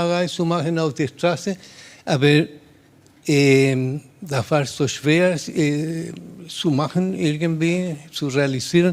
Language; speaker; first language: German; non-native, learner; Spanish